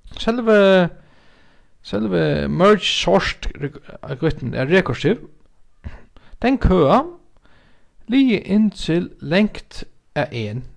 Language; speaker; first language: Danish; non-native, local second language; Faroese